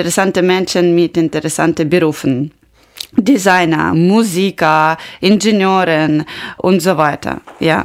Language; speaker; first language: German; non-native, learner; Ukrainian